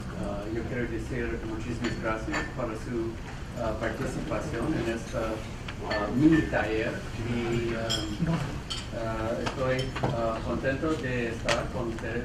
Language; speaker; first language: Spanish; non-native, fluent; English